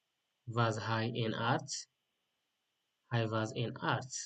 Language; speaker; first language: Dutch; non-native, learner; Tigrinya